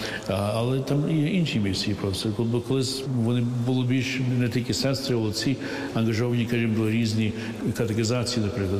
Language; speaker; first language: Ukrainian; early bilingual, heritage; English